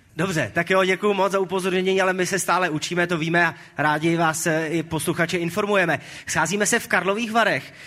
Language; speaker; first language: Czech; native; Czech